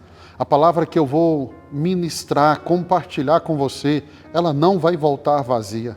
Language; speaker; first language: Portuguese; native; Portuguese